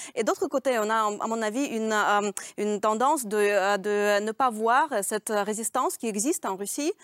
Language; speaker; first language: French; non-native, fluent; Russian